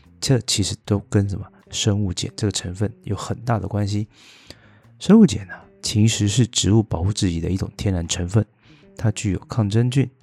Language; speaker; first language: Chinese; native; Chinese